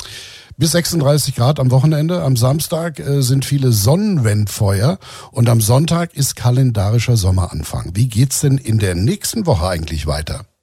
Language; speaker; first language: German; native; German